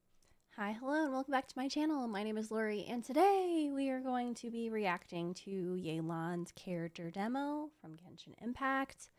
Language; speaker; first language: English; native; English